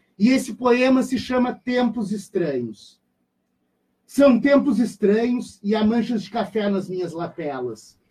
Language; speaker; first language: Portuguese; native; Portuguese